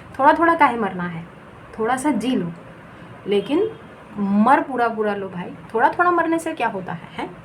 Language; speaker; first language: Hindi; non-native, local second language; Bangla